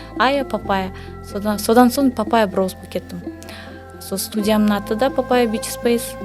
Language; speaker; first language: Kazakh; non-native, local second language; Russian